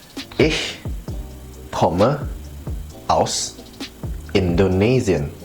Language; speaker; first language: German; non-native, fluent; Indonesian